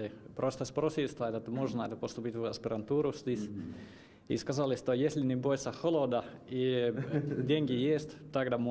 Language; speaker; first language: Russian; non-native, learner; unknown